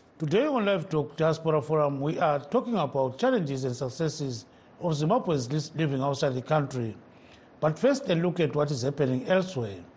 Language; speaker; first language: English; non-native, local second language; North Ndebele